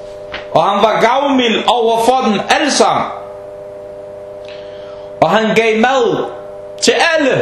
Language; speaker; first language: Danish; early bilingual, heritage; Danish